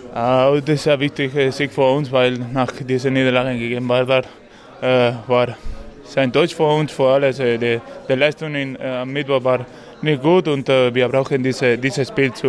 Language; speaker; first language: German; non-native, learner; Spanish